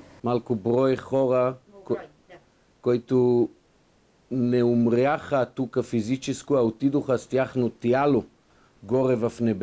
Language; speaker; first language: Bulgarian; non-native, fluent; Hebrew